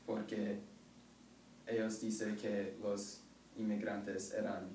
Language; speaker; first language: Spanish; non-native, learner; English